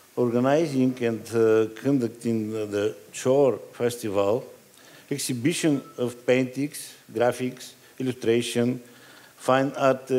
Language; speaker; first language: English; non-native, learner; Bulgarian